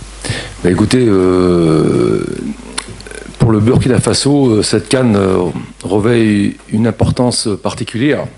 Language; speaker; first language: French; native; French